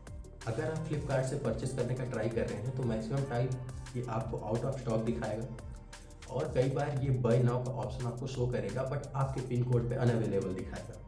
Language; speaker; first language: Hindi; native; Hindi